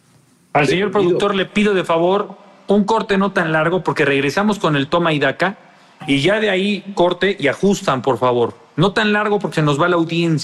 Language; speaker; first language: Spanish; native; Spanish